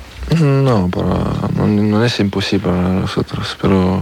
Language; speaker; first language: Spanish; non-native, learner; French